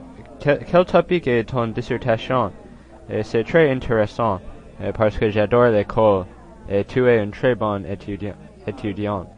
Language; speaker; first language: French; non-native, learner; English